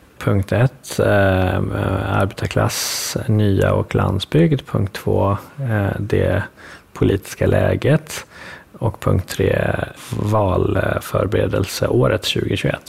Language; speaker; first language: Swedish; early bilingual, other home language; Persian